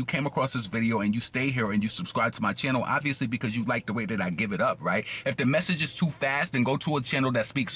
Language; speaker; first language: English; native; English